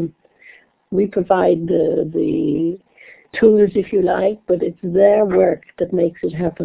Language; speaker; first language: English; native; English